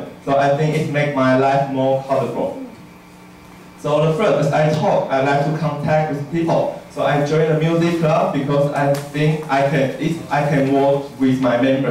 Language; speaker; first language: English; non-native, learner; Chinese